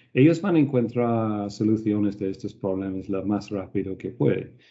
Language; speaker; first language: Spanish; non-native, fluent; English